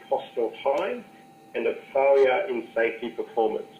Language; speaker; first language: English; native; English